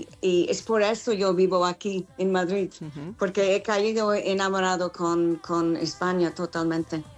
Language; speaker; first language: Spanish; non-native, fluent; English